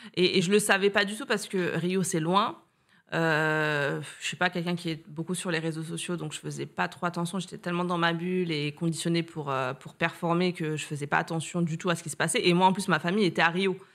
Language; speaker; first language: French; native; French